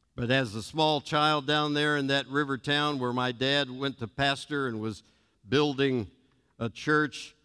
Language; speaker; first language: English; native; English